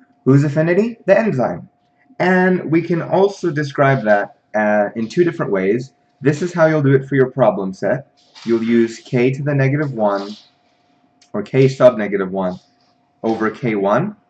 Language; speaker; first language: English; native; English